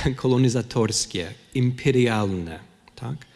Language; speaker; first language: Polish; non-native, fluent; English